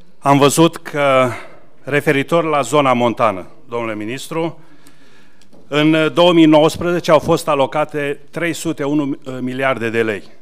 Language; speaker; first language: Romanian; native; Romanian